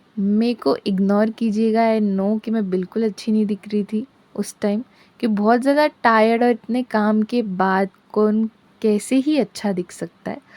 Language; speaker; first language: Hindi; non-native, local second language; Bangla